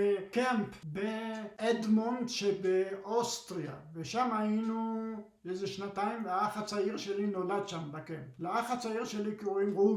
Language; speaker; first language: Hebrew; early bilingual, other home language; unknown